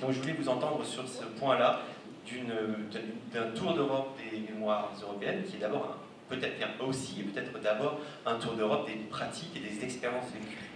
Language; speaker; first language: French; native; French